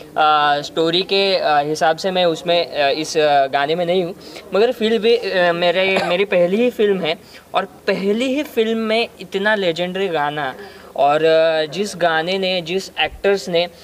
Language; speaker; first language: Hindi; non-native, local second language; Marathi